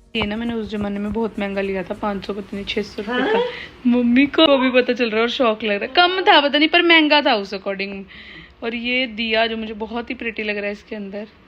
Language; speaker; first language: Hindi; native; Hindi